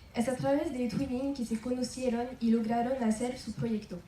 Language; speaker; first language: Spanish; non-native, learner; French